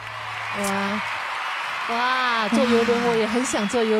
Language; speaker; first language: Chinese; native; Chinese